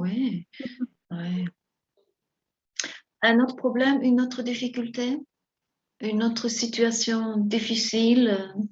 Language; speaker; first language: French; non-native, fluent; Spanish